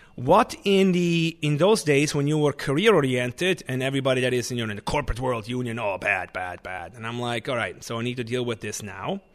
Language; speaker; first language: English; non-native, fluent; Swiss German